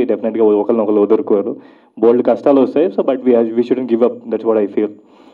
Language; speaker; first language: Telugu; native; Telugu